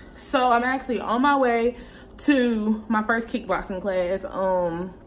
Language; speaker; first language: English; native; English